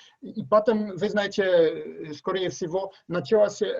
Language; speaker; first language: Russian; non-native, learner; Polish